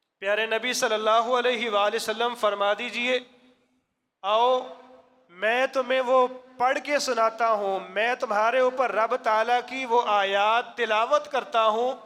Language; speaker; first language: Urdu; non-native, local second language; Punjabi